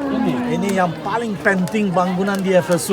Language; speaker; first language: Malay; non-native, fluent; Turkish